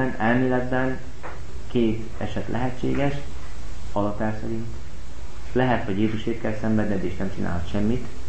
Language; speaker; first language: Hungarian; native; Hungarian